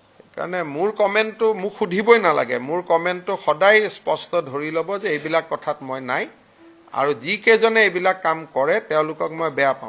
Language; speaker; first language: Assamese; non-native, local second language; Hindi